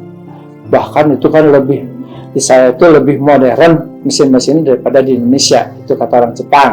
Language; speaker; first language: Indonesian; non-native, local second language; Sundanese